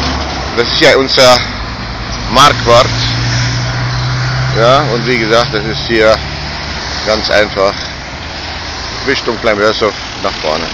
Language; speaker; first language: German; non-native, fluent; Arabic